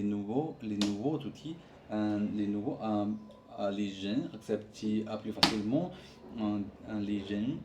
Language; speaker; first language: French; non-native, learner; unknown